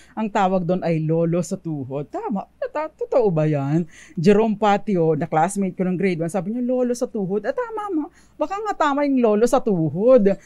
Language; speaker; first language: Filipino; native; Filipino